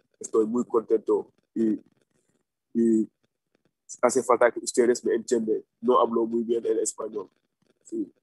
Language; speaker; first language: Spanish; non-native, learner; Wolof